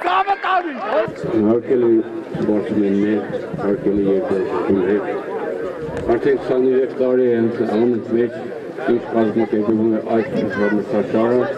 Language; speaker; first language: Armenian; native; Armenian